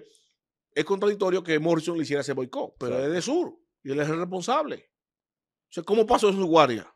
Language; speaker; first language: Spanish; native; Spanish